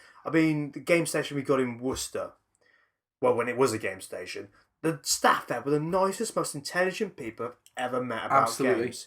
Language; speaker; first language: English; native; English